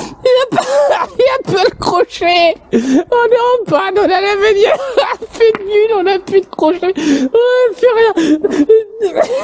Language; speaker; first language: French; native; French